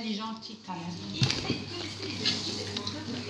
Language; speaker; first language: French; non-native, fluent; Arabic